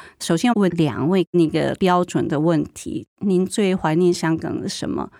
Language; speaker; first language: Chinese; native; Chinese